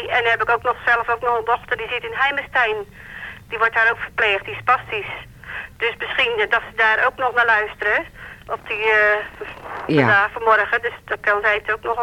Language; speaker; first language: Dutch; native; Dutch